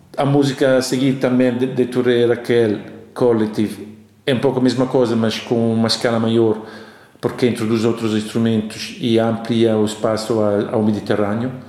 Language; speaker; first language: Portuguese; non-native, fluent; Italian